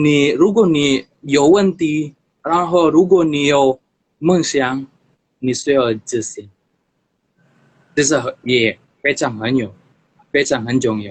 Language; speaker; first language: Chinese; non-native, learner; Indonesian